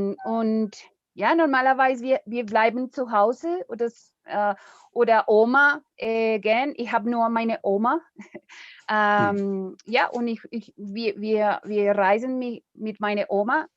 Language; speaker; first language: German; non-native, learner; Spanish